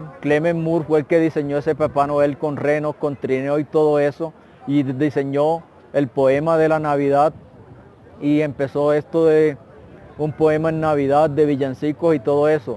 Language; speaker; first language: Spanish; native; Spanish